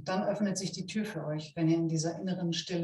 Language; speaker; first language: German; native; German